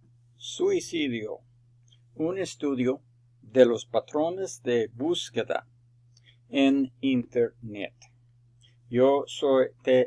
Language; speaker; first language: Spanish; non-native, fluent; English